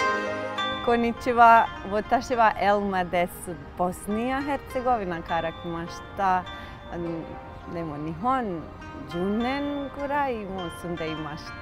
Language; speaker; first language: Japanese; non-native, learner; Bosnian